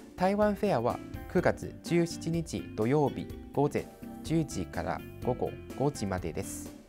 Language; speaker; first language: Japanese; non-native, fluent; Chinese